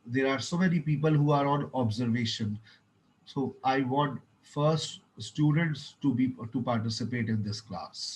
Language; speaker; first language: English; non-native, fluent; Urdu